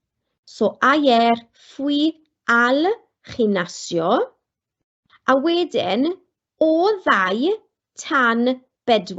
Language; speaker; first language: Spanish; non-native, fluent; Welsh